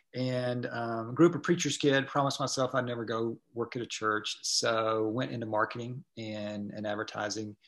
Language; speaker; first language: English; native; English